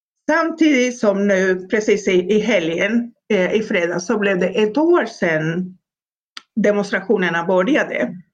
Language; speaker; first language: Swedish; non-native, fluent; Spanish